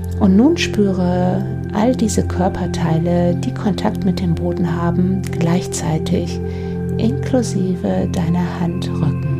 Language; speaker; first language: German; native; German